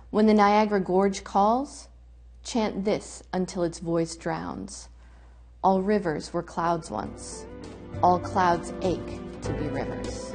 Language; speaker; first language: English; native; English